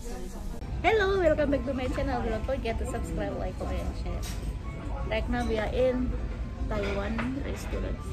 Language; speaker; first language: English; non-native, learner; Indonesian